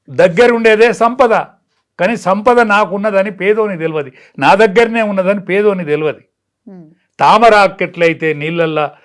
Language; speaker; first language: Telugu; native; Telugu